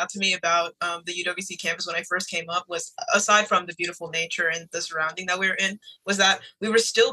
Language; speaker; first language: English; native; English